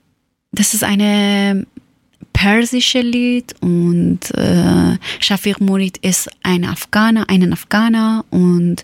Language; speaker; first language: German; non-native, learner; Persian